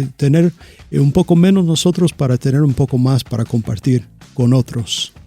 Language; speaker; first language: Spanish; non-native, fluent; English